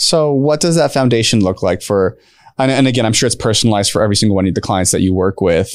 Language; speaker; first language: English; native; English